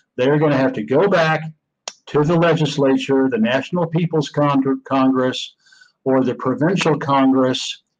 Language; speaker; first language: English; native; English